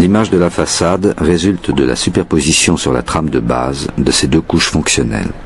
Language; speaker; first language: French; native; French